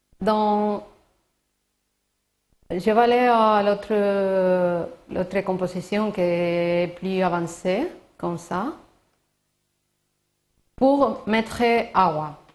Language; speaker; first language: French; non-native, learner; Spanish